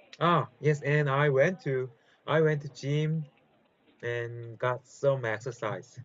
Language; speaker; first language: English; non-native, learner; Korean